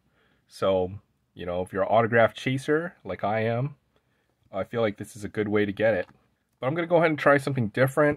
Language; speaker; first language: English; native; English